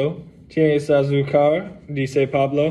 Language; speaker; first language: Spanish; non-native, learner; English